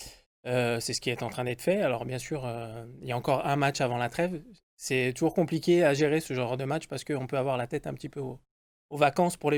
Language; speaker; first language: French; native; French